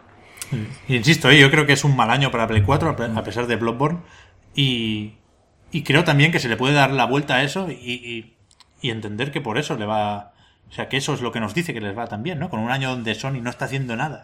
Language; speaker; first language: Spanish; native; Spanish